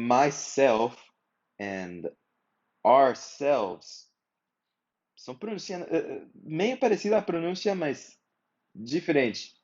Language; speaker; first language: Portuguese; non-native, fluent; English